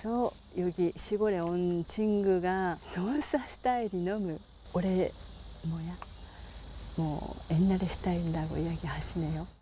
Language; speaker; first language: Korean; non-native, fluent; Japanese